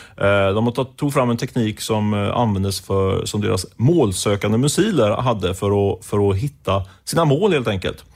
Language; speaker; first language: Swedish; native; Swedish